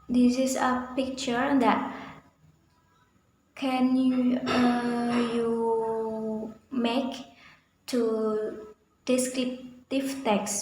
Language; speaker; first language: English; non-native, learner; Indonesian